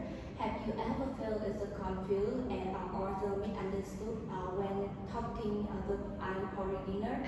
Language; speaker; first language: English; non-native, learner; Vietnamese